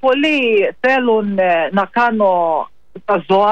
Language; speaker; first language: Greek; non-native, learner; Maltese